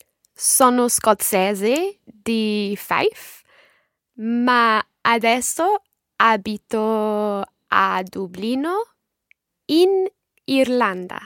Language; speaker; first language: Italian; non-native, learner; English